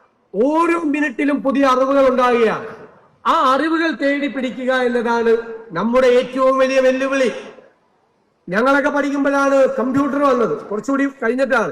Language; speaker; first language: Malayalam; native; Malayalam